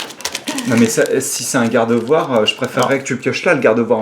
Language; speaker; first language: French; native; French